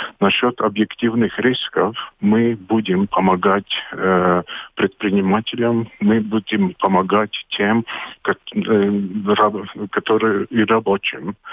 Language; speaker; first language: Russian; non-native, local second language; Latvian